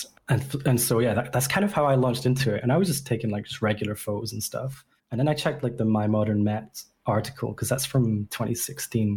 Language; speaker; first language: English; native; English